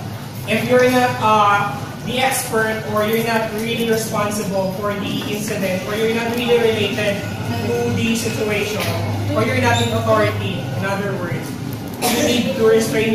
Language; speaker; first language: English; non-native, local second language; Filipino